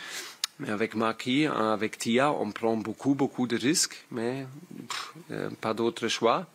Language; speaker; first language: French; non-native, learner; German